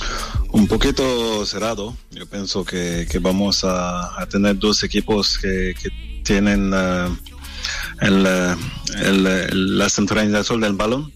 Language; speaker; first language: Spanish; non-native, learner; French